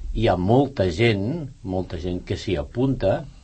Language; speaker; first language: Catalan; native; Catalan